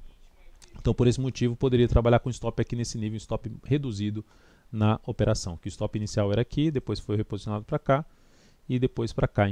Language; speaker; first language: Portuguese; native; Portuguese